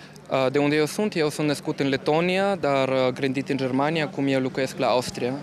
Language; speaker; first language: Romanian; non-native, learner; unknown